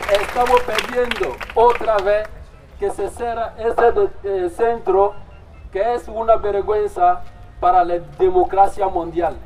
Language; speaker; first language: Spanish; non-native, fluent; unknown